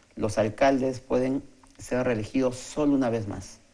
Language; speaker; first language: Spanish; native; Spanish